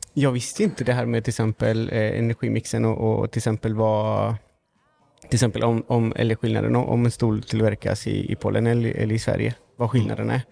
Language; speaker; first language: Swedish; native; Swedish